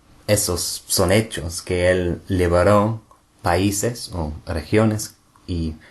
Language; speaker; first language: Spanish; non-native, fluent; English